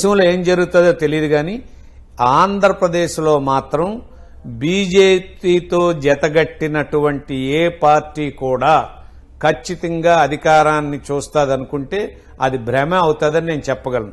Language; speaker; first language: Telugu; native; Telugu